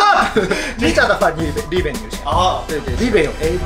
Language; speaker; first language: Chinese; non-native, learner; Japanese